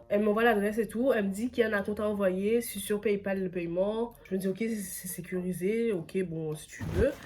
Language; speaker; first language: French; native; French